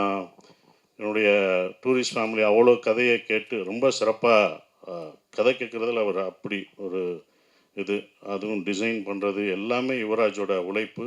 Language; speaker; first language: Tamil; native; Tamil